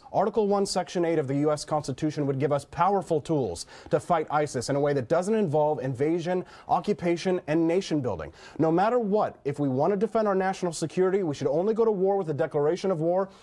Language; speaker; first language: English; native; English